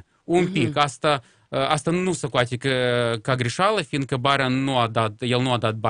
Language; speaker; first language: Romanian; non-native, local second language; Russian